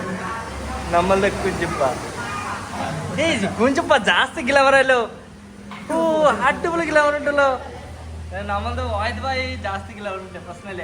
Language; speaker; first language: Malayalam; non-native, learner; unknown